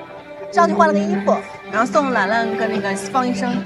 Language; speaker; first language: Chinese; native; Chinese